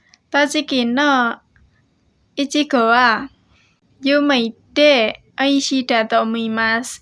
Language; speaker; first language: Japanese; non-native, learner; Indonesian